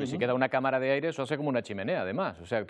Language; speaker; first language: Spanish; native; Spanish